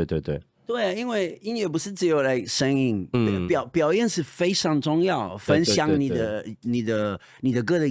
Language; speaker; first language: Chinese; non-native, fluent; Spanish